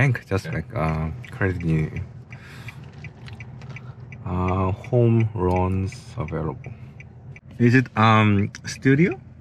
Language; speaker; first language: English; non-native, learner; Korean